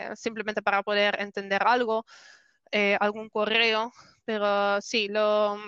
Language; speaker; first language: Spanish; non-native, fluent; Dutch